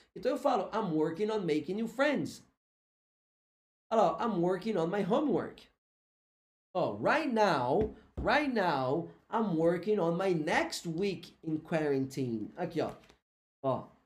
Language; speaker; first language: English; non-native, fluent; Portuguese